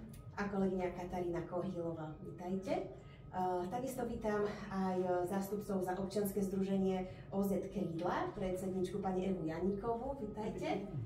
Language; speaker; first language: Slovak; native; Slovak